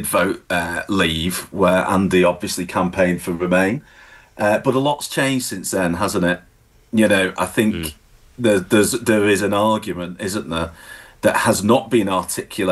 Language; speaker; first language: English; native; English